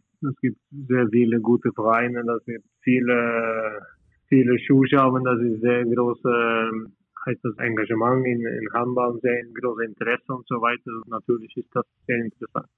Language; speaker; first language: German; non-native, learner; Norwegian